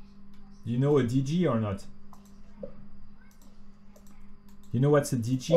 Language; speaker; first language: English; non-native, fluent; French